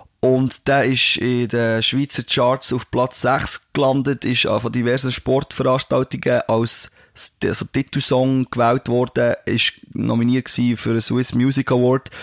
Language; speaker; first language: German; native; German